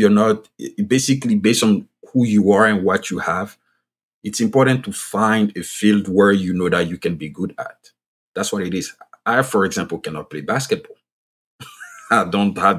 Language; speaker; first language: English; non-native, fluent; French